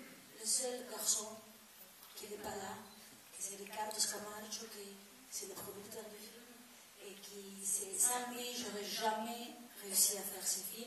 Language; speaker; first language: French; non-native, fluent; Italian